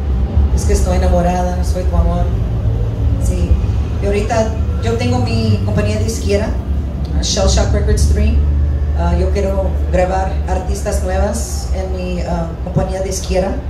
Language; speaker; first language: Spanish; early bilingual, heritage; English